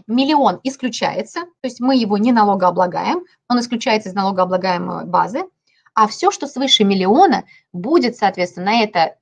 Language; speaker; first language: Russian; native; Russian